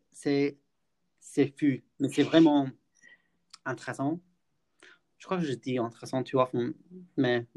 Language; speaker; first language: French; non-native, fluent; English